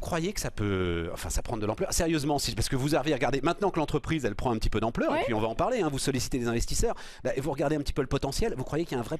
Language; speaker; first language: French; native; French